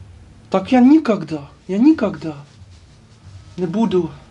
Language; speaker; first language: Russian; non-native, learner; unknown